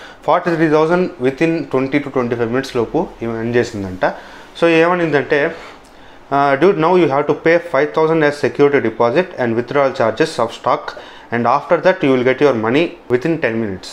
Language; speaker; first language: Telugu; native; Telugu